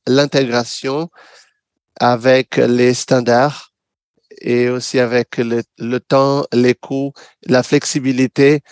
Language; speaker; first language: French; non-native, fluent; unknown